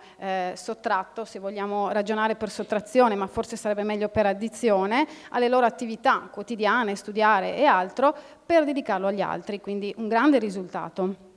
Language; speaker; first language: Italian; native; Italian